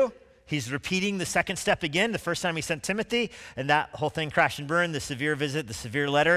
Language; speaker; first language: English; native; English